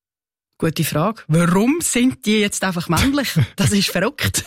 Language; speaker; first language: German; native; German